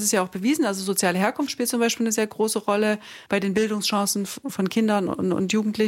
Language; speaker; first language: German; native; German